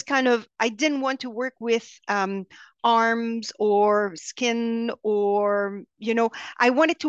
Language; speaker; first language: English; non-native, fluent; French